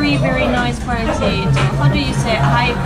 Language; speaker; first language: English; non-native, fluent; French